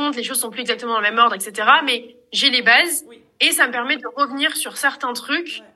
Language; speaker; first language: French; native; French